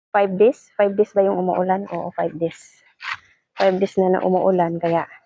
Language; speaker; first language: Filipino; non-native, local second language; Cebuano